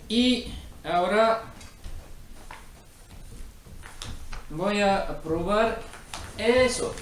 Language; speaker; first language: Spanish; non-native, learner; French